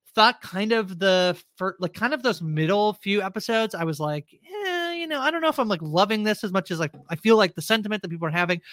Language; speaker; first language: English; native; English